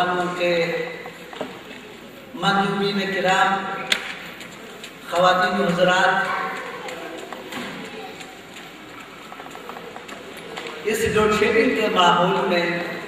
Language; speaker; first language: Urdu; non-native, local second language; Khowar